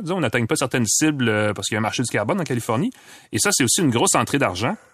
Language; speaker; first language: French; native; French